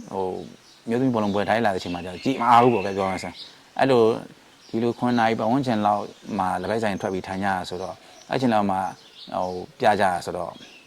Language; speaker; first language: Burmese; native; Burmese